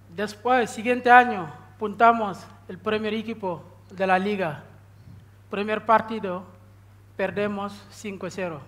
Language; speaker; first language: Spanish; non-native, learner; Wolof